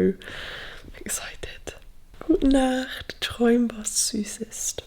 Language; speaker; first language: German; non-native, learner; English